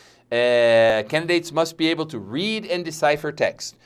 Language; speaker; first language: English; native; English